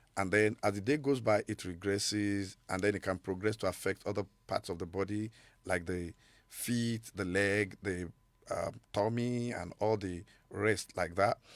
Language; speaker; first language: English; non-native, local second language; Yoruba